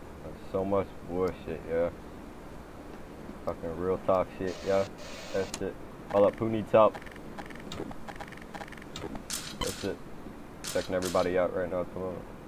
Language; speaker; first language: English; native; English